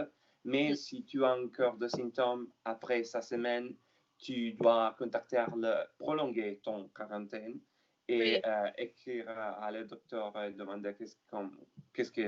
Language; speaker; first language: French; non-native, learner; Italian